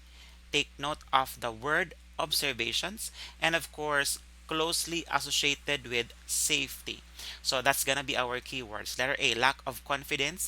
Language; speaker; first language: English; non-native, local second language; Filipino